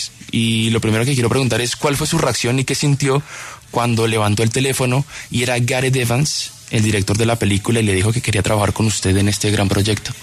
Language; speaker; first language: Spanish; native; Spanish